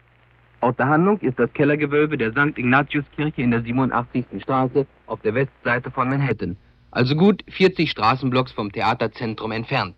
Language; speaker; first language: German; native; German